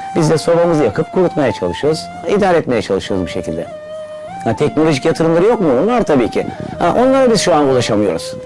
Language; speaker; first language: Turkish; native; Turkish